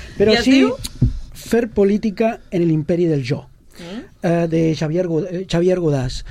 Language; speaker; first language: Catalan; non-native, local second language; Spanish